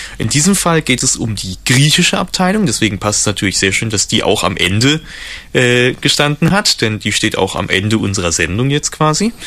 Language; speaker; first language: German; native; German